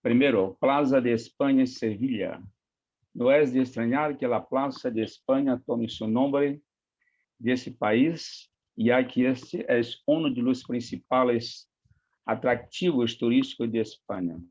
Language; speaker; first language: Spanish; non-native, learner; Portuguese